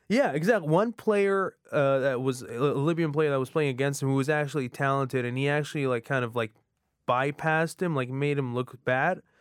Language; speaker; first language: English; early bilingual, other home language; Arabic